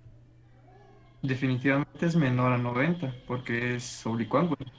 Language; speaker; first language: Spanish; native; Spanish